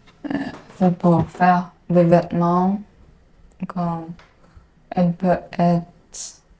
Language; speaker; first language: French; non-native, learner; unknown